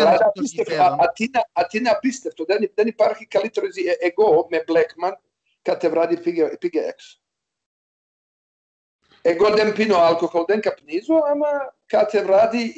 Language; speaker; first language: Greek; non-native, learner; Serbian